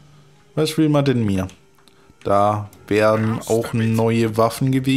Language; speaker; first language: German; native; German